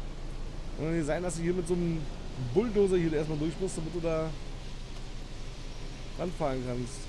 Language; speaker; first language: German; native; German